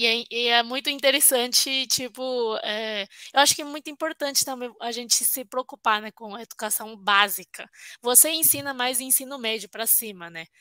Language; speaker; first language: Portuguese; non-native, fluent; Chinese